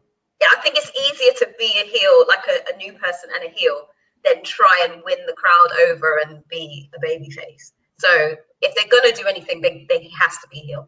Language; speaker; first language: English; native; English